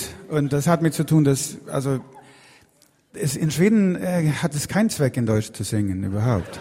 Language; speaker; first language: German; non-native, learner; Swedish